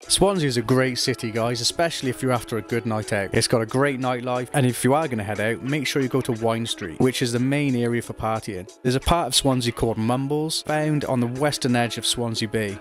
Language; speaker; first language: English; native; English